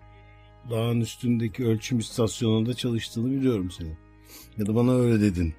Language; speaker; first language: Turkish; native; Turkish